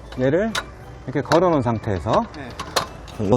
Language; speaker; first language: Korean; native; Korean